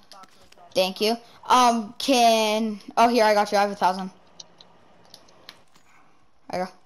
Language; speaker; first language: English; native; English